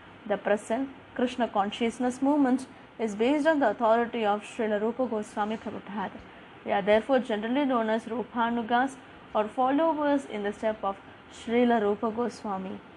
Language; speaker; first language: English; non-native, local second language; Tamil